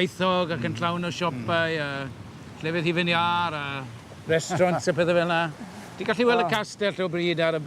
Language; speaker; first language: Welsh; native; Welsh